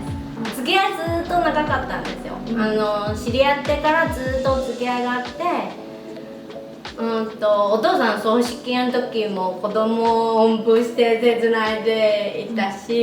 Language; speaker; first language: Japanese; non-native, fluent; Chinese